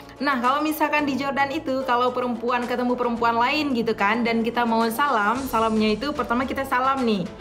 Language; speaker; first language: Indonesian; native; Indonesian